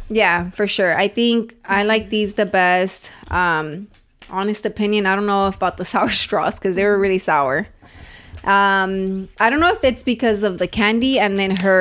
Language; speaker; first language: English; early bilingual, other home language; Spanish